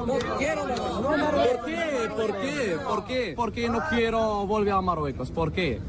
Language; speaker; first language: Spanish; non-native, learner; Arabic